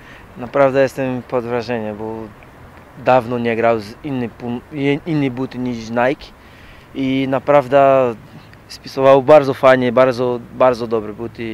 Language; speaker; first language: Polish; non-native, learner; Portuguese